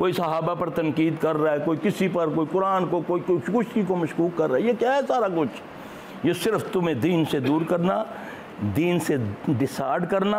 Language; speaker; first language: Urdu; non-native, local second language; Punjabi